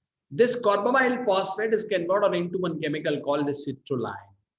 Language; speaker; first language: English; non-native, local second language; Tamil